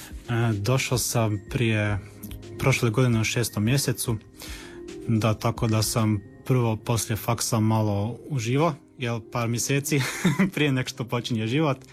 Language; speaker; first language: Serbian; early bilingual, heritage; Croatian